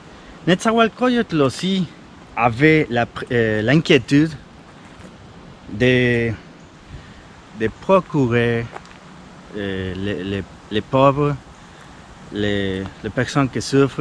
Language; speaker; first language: French; non-native, fluent; Spanish